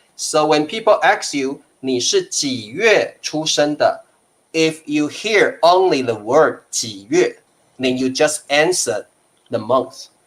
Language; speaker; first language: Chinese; native; Chinese